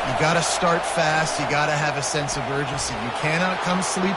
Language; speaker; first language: English; native; English